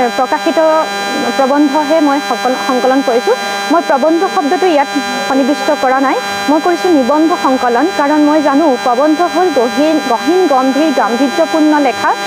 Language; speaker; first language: Assamese; native; Assamese